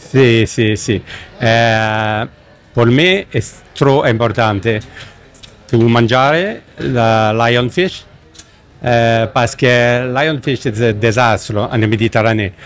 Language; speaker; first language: Italian; non-native, learner; English